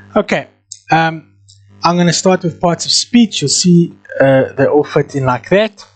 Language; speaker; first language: English; non-native, local second language; Afrikaans